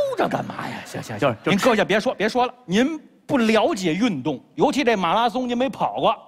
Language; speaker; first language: Chinese; native; Chinese